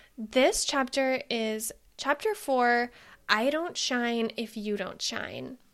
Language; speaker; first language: English; native; English